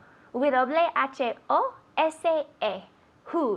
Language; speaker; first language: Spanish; non-native, fluent; English